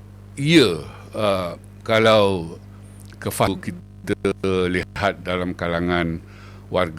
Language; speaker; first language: Malay; native; Malay